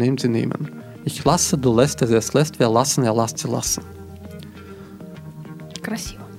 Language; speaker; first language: German; non-native, fluent; Russian